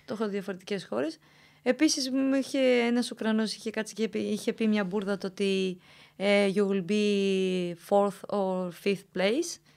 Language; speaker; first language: Greek; early bilingual, other home language; Romanian